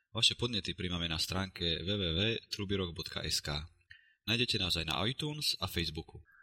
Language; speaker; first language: Slovak; native; Slovak